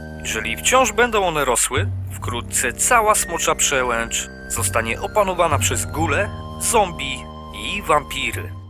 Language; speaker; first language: Polish; native; Polish